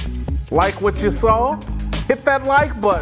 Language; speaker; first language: English; native; English